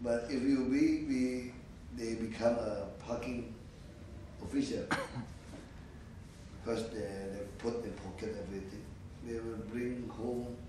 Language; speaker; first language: English; non-native, learner; Indonesian